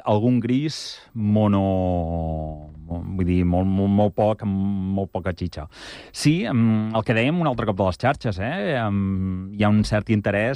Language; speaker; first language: Catalan; native; Catalan